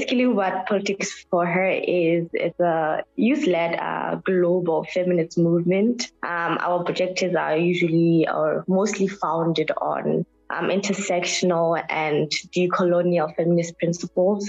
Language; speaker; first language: English; non-native, local second language; Southern Sotho